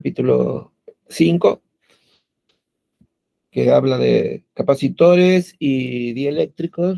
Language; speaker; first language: Spanish; native; Spanish